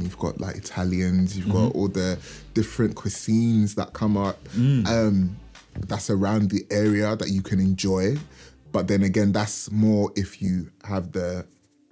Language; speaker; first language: English; native; English